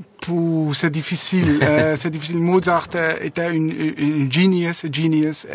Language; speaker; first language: French; non-native, learner; Dutch